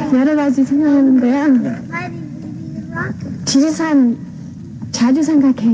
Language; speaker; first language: Korean; non-native, local second language; English